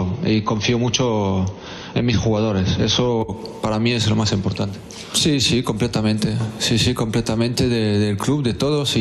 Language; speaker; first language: Spanish; non-native, fluent; French